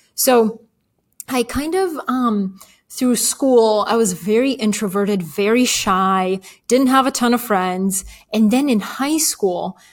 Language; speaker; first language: English; early bilingual, other home language; Bulgarian